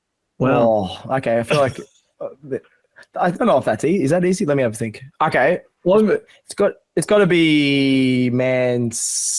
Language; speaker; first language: English; native; English